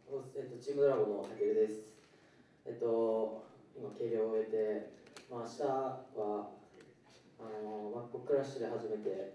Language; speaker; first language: Japanese; native; Japanese